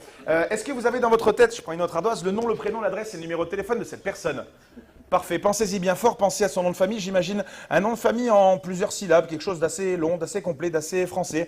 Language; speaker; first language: French; native; French